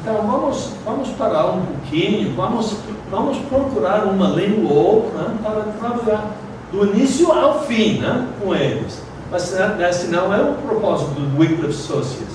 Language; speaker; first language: Portuguese; non-native, fluent; English